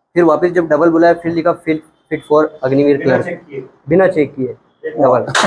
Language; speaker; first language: Hindi; native; Hindi